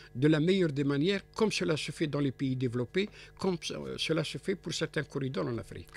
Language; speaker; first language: French; non-native, local second language; Arabic